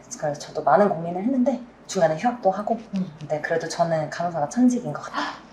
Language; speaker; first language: Korean; native; Korean